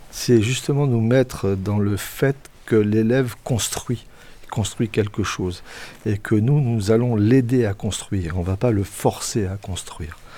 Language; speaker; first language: French; native; French